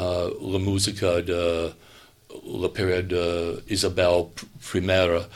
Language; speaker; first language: Catalan; non-native, learner; English